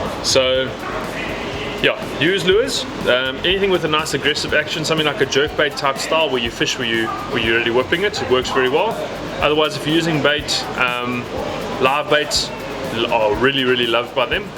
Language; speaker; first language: English; native; English